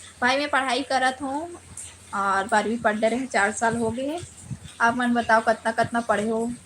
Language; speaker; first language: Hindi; native; Hindi